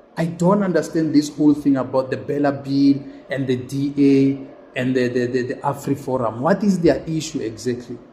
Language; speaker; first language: English; non-native, local second language; Zulu